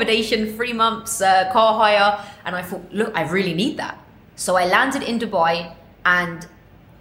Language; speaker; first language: English; native; English